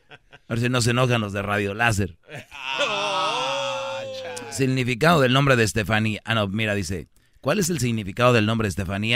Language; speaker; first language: Spanish; native; Spanish